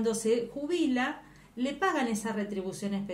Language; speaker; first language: Spanish; native; Spanish